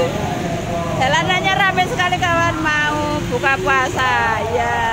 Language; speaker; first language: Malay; non-native, local second language; Javanese